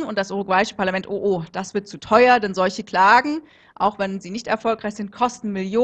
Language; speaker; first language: German; native; German